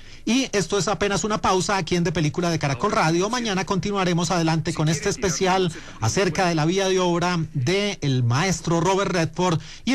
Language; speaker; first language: Spanish; native; Spanish